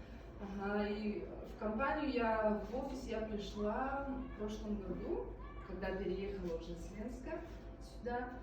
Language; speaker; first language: Russian; non-native, local second language; Yakut